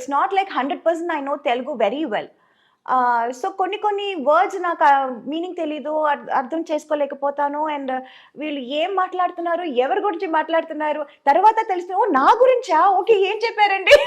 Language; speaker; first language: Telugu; non-native, local second language; Tamil